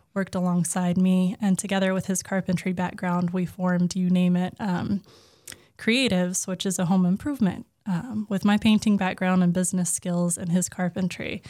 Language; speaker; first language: English; native; English